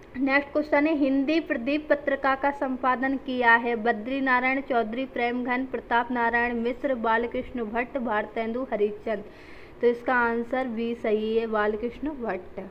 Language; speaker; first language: Hindi; native; Hindi